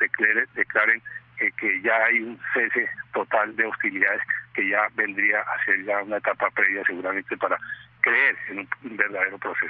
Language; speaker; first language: Spanish; native; Spanish